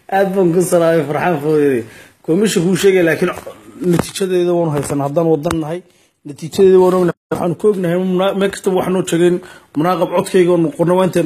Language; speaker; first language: Somali; native; Somali